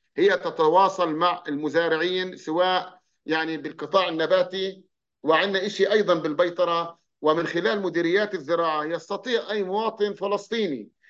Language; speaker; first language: Arabic; native; Arabic